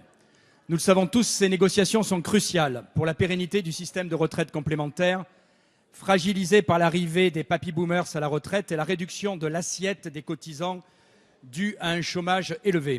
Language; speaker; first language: French; native; French